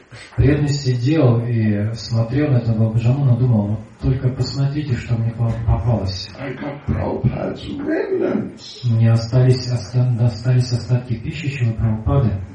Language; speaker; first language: Russian; native; Russian